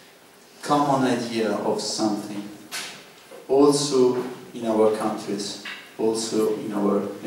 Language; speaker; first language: English; non-native, learner; Italian